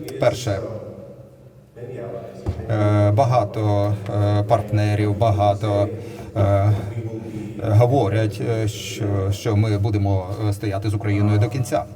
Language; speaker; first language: Ukrainian; non-native, learner; Lithuanian